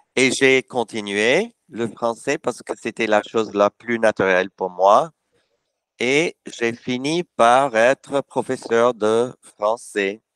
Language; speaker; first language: French; non-native, fluent; English